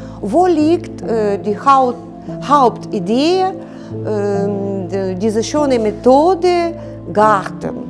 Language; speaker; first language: German; non-native, learner; Ukrainian